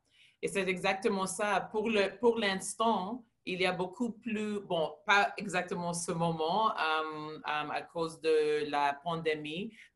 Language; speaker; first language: French; non-native, local second language; English